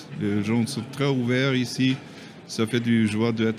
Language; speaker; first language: French; non-native, learner; German